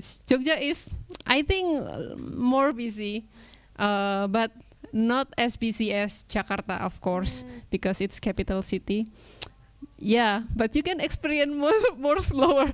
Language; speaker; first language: English; non-native, local second language; Indonesian